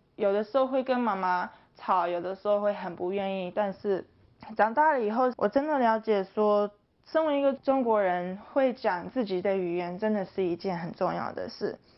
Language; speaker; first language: Chinese; early bilingual, heritage; English